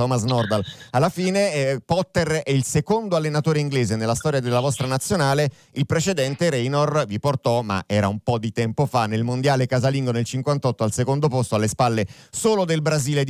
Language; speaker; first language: Italian; native; Italian